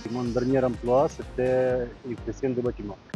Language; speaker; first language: French; non-native, learner; Ukrainian